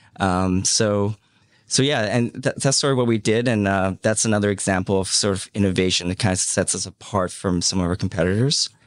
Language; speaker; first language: English; early bilingual, other home language; Cantonese